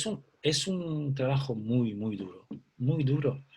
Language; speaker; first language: Spanish; early bilingual, heritage; Spanish